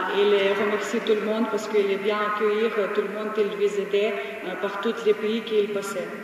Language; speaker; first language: French; non-native, learner; Ukrainian